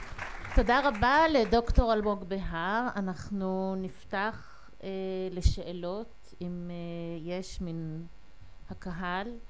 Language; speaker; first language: Hebrew; native; Hebrew